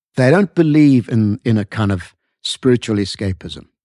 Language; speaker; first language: English; native; English